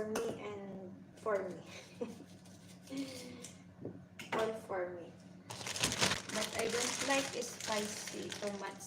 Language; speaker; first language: English; non-native, learner; Bikol